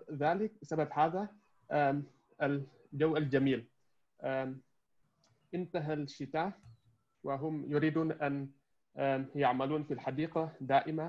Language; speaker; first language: Arabic; non-native, learner; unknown